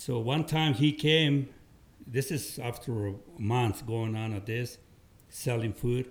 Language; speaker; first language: English; non-native, fluent; Spanish